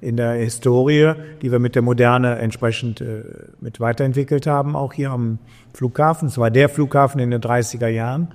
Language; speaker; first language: German; native; German